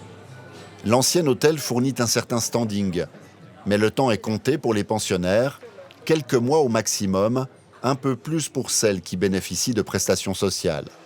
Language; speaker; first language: French; native; French